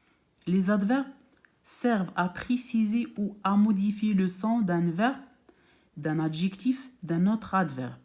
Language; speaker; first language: French; non-native, local second language; Arabic